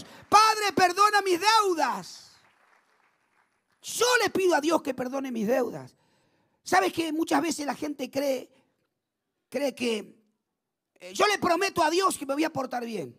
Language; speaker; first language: Spanish; native; Spanish